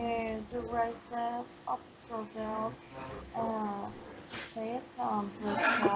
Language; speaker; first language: English; non-native, learner; Spanish